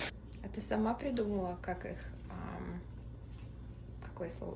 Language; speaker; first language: Russian; early bilingual, heritage; Russian